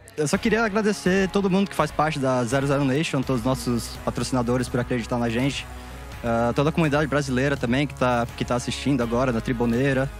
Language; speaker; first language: Portuguese; native; Portuguese